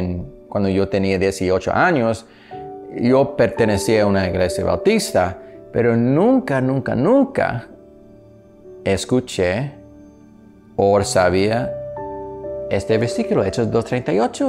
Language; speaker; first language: Spanish; non-native, learner; English